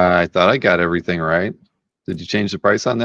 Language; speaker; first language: English; native; English